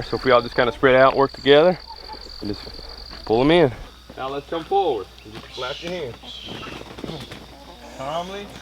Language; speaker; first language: English; native; English